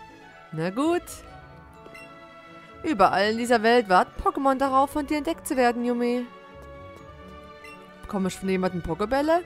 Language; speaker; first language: German; native; German